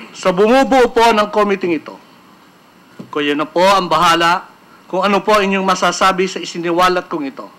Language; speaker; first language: Filipino; native; Filipino